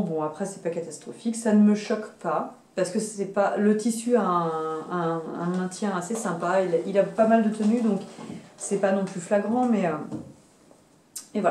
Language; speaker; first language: French; native; French